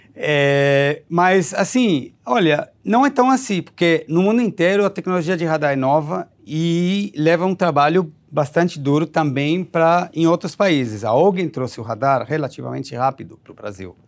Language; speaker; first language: Portuguese; non-native, fluent; Hebrew